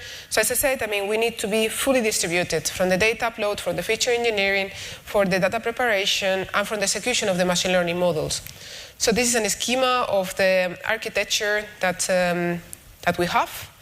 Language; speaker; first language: English; non-native, fluent; Spanish